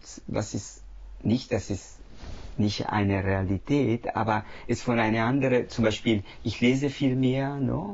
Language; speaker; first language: German; non-native, fluent; Italian